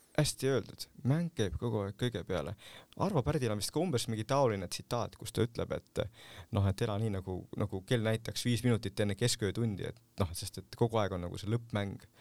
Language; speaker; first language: Estonian; native; Estonian